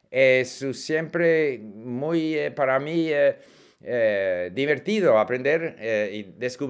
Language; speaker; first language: Spanish; non-native, fluent; English